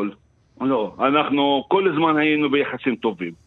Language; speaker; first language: Hebrew; non-native, local second language; Arabic